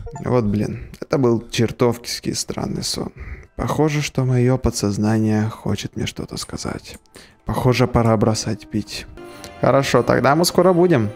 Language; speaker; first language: Russian; native; Russian